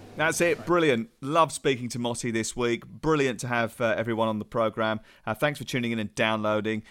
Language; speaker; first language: English; native; English